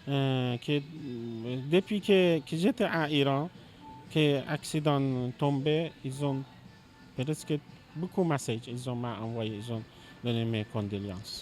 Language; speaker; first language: French; non-native, learner; Persian